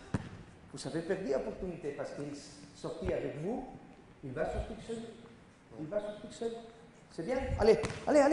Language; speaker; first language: French; non-native, learner; Spanish